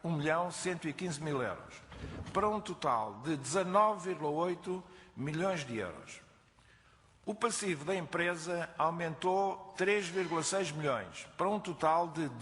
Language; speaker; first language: Portuguese; native; Portuguese